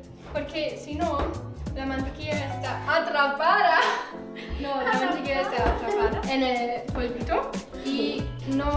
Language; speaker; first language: Spanish; non-native, fluent; German